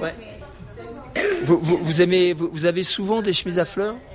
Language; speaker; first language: French; native; French